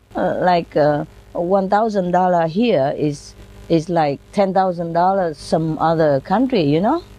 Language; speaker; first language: English; non-native, fluent; Vietnamese